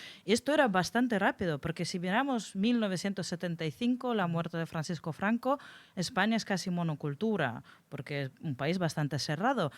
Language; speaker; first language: Spanish; non-native, fluent; Russian